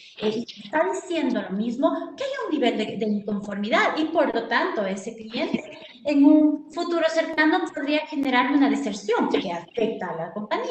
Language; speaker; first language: Spanish; native; Spanish